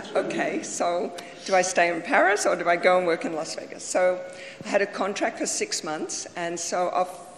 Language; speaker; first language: English; native; English